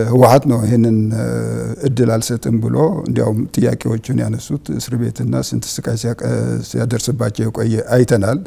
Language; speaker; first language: Amharic; non-native, local second language; Tigrinya